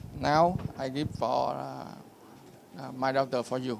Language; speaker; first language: English; non-native, learner; Vietnamese